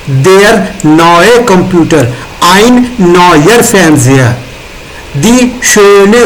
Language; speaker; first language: German; non-native, fluent; Hindi